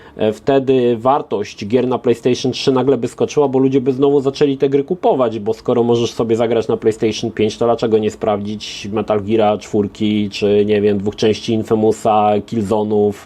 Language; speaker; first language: Polish; native; Polish